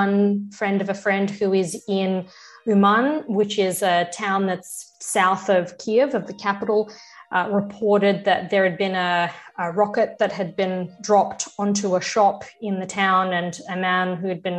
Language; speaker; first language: English; early bilingual, other home language; Russian